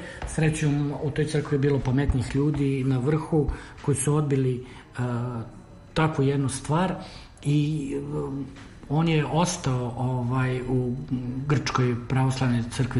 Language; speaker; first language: Serbian; native; Serbian